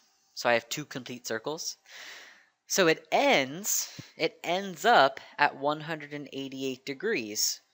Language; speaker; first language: English; native; English